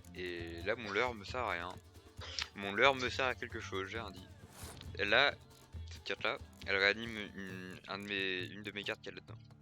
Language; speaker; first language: French; native; French